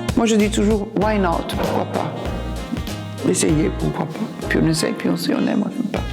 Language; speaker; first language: French; non-native, fluent; Italian